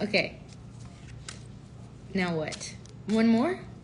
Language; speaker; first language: English; native; English